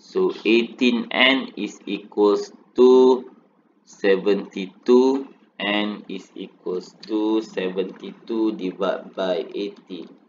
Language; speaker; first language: English; non-native, local second language; Malay